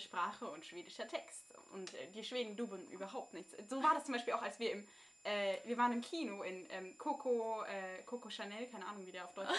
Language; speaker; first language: Swedish; non-native, learner; German